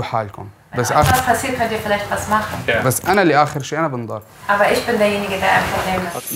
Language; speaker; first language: German; native; German